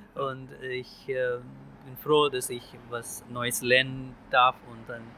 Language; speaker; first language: German; non-native, fluent; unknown